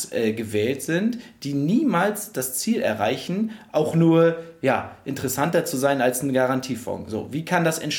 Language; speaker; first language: German; native; German